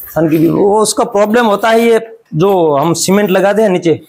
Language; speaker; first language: Hindi; non-native, local second language; Gujarati